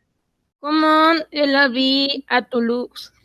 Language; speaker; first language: French; non-native, learner; Spanish